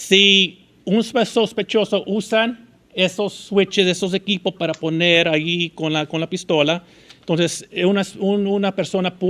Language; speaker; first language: Spanish; early bilingual, heritage; Spanish